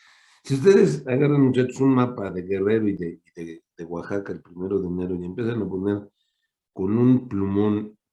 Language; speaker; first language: Spanish; native; Spanish